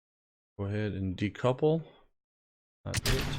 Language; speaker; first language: English; native; English